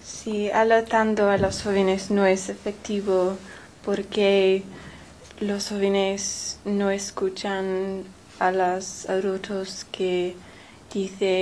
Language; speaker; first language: Spanish; non-native, learner; English